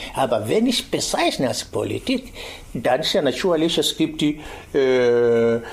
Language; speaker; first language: German; non-native, fluent; Swahili